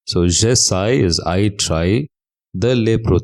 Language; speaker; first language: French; non-native, fluent; English